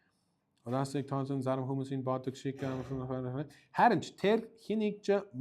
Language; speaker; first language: Mongolian; non-native, learner; English